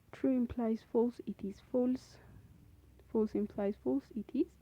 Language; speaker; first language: English; non-native, local second language; Amharic